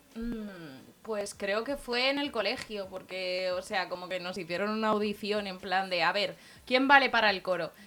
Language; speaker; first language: Spanish; native; Spanish